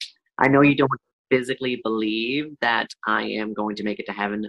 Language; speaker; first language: English; native; English